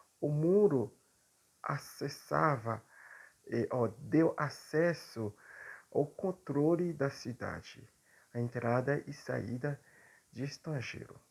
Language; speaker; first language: Portuguese; non-native, fluent; Haitian Creole